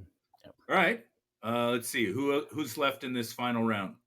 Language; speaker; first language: English; native; English